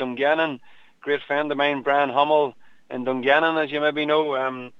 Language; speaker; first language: English; native; English